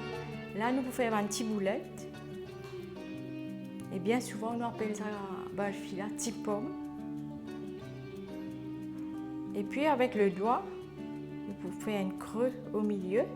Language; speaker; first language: French; non-native, local second language; Morisyen